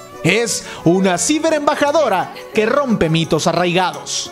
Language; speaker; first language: Spanish; native; Spanish